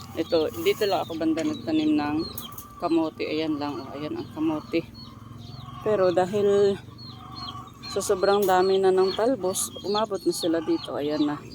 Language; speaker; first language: Filipino; non-native, local second language; Iloko